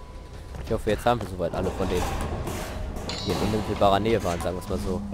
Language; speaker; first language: German; native; German